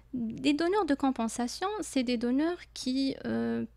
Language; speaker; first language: French; non-native, local second language; Arabic